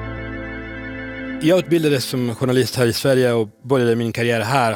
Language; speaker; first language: Swedish; non-native, fluent; Italian